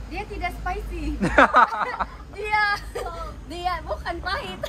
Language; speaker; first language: Indonesian; non-native, learner; Cebuano